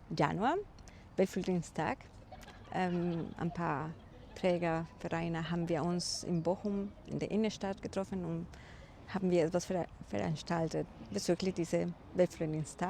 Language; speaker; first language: German; non-native, fluent; Spanish